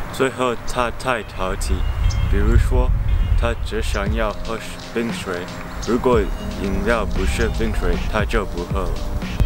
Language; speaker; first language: Chinese; non-native, learner; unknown